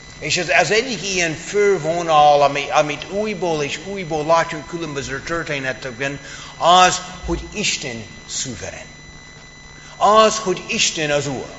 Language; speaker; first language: Hungarian; non-native, fluent; English